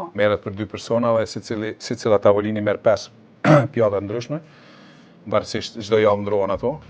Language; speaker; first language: Albanian; early bilingual, other home language; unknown